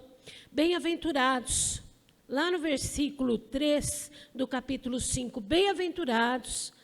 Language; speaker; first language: Portuguese; native; Portuguese